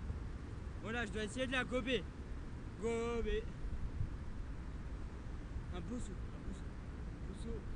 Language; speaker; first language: French; native; French